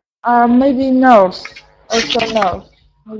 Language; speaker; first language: English; non-native, learner; Vietnamese